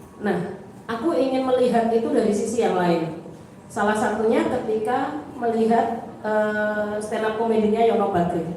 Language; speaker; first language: Indonesian; native; Indonesian